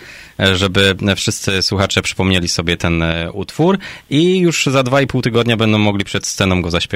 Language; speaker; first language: Polish; native; Polish